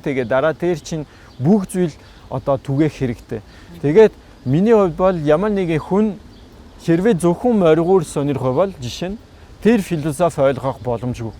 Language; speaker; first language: Mongolian; non-native, fluent; French